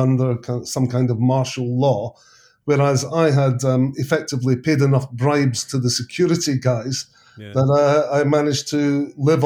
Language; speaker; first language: English; native; English